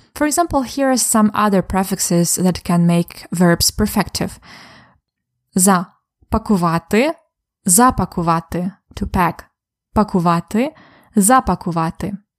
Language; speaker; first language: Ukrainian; native; Ukrainian